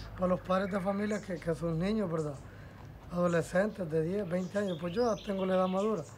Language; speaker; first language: Spanish; native; Spanish